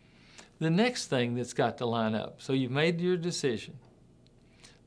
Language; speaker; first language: English; native; English